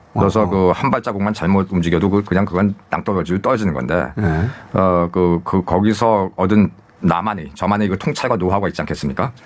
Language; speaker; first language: Korean; native; Korean